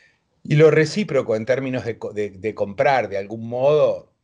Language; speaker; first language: Spanish; native; Spanish